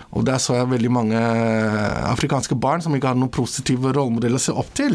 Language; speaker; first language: Norwegian; early bilingual, other home language; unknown